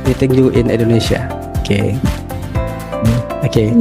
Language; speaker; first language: English; non-native, learner; Indonesian